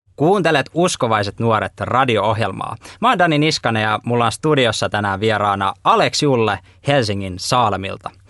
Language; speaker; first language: Finnish; native; Finnish